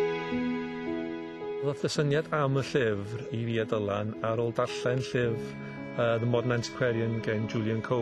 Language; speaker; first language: Welsh; native; Welsh